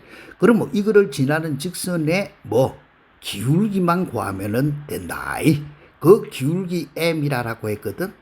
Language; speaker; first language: Korean; native; Korean